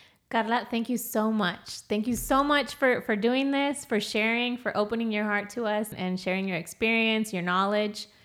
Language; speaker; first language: English; early bilingual, other home language; Spanish